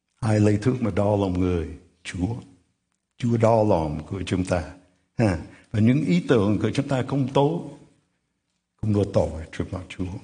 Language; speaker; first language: Vietnamese; non-native, fluent; English